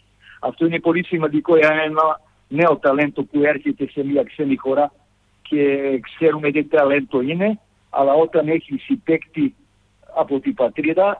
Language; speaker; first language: Greek; non-native, fluent; Serbian